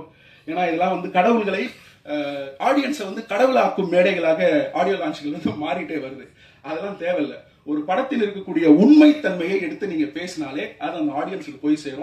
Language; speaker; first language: Tamil; native; Tamil